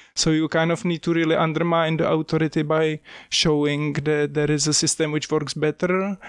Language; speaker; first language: English; non-native, fluent; Czech